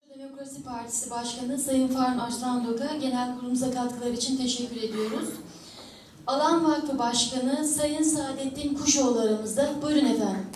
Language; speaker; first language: Turkish; native; Turkish